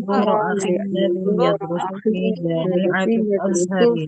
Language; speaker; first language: Arabic; non-native, learner; Indonesian